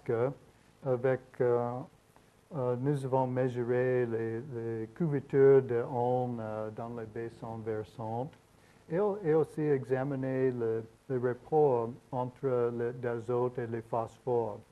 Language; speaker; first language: French; non-native, learner; English